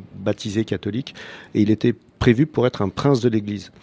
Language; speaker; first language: French; non-native, fluent; Croatian